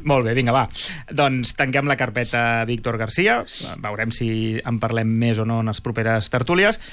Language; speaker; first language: Catalan; native; Catalan